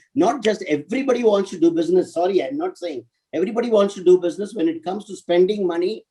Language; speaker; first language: English; non-native, local second language; Tamil